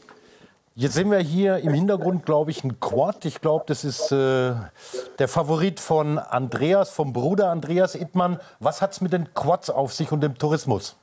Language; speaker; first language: German; native; German